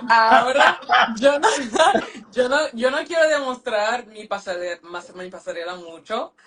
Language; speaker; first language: Spanish; non-native, learner; French